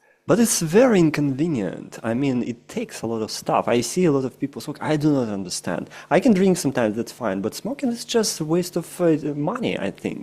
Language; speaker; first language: English; non-native, fluent; Russian